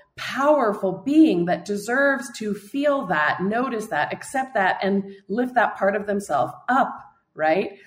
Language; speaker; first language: English; native; English